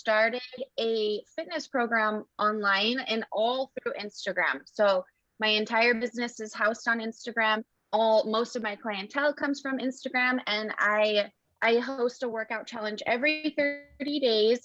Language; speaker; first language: English; native; English